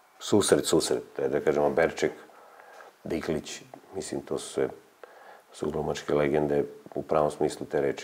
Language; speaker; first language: Serbian; native; Serbian